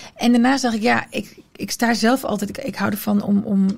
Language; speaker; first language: Dutch; early bilingual, other home language; Arabic